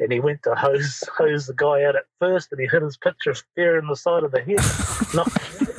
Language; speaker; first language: English; native; English